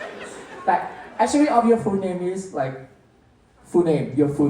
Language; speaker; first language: English; non-native, learner; Thai